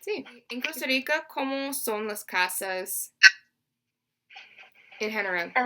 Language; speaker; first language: Spanish; non-native, learner; English